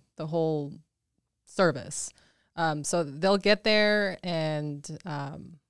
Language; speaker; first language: English; early bilingual, other home language; Spanish